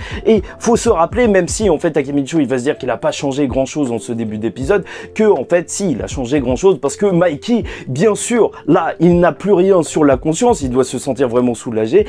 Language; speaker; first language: French; native; French